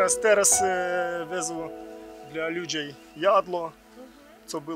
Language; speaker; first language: Polish; non-native, learner; Ukrainian